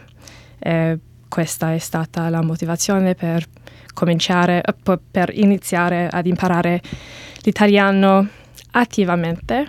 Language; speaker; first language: Italian; non-native, learner; English